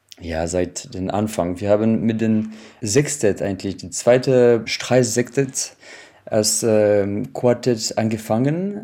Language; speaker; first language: German; non-native, fluent; French